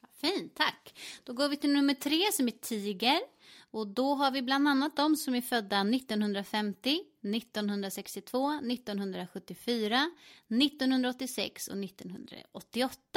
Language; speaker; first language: Swedish; native; Swedish